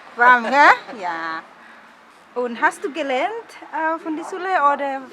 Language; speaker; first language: German; non-native, learner; Indonesian